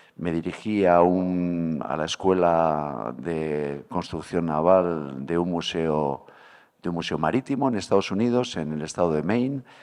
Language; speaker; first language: Spanish; native; Spanish